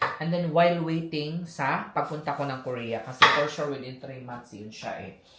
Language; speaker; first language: Filipino; native; Filipino